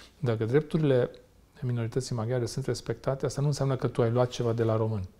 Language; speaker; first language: Romanian; non-native, local second language; Hungarian